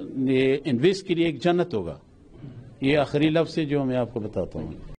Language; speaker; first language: Hindi; non-native, local second language; Pashto